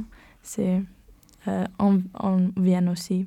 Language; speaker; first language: French; non-native, learner; German